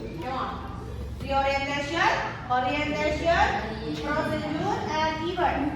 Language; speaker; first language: English; non-native, local second language; Indonesian